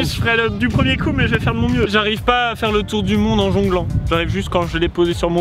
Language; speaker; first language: French; native; French